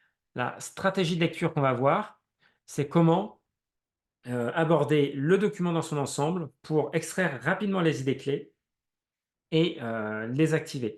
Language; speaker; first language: French; native; French